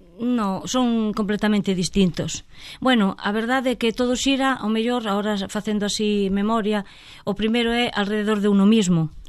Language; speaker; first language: Galician; non-native, local second language; Spanish